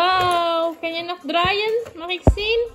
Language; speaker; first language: Dutch; non-native, learner; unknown